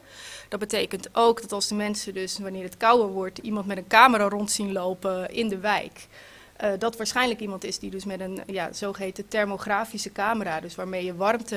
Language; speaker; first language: Dutch; native; Dutch